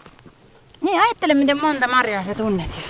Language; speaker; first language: Finnish; native; Finnish